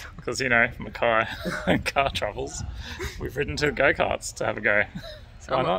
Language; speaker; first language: English; native; English